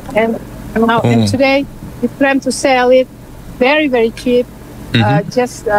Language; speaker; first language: English; non-native, learner; Indonesian